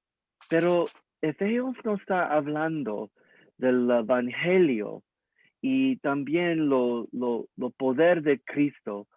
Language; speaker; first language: Spanish; early bilingual, heritage; English